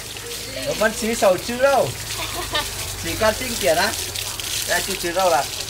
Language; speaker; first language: Chinese; non-native, learner; Vietnamese